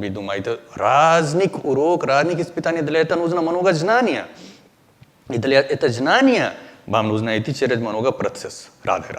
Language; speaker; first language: Russian; non-native, learner; Hindi